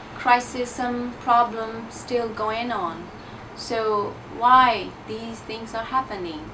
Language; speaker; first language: English; non-native, learner; Burmese